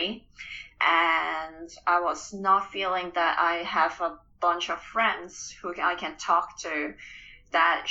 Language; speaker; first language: English; non-native, local second language; Cantonese